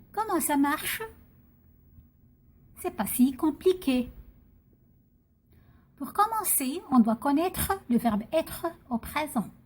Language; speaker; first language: French; non-native, fluent; Arabic